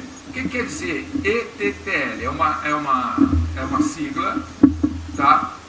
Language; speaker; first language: Portuguese; native; Portuguese